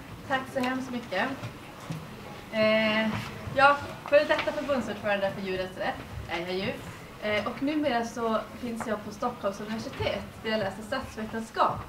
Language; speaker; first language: Swedish; native; Swedish